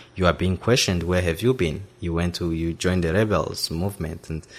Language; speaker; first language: English; non-native, fluent; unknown